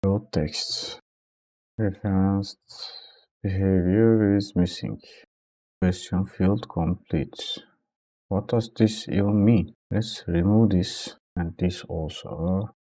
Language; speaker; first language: English; non-native, fluent; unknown